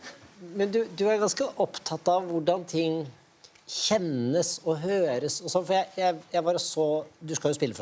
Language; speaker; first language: Norwegian; native; Norwegian